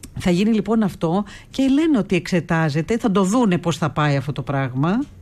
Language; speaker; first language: Greek; native; Greek